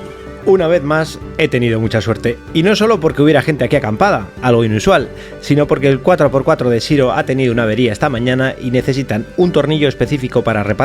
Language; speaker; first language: Spanish; native; Spanish